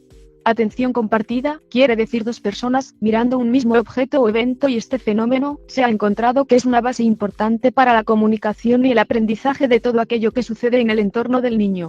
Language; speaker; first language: Spanish; native; Spanish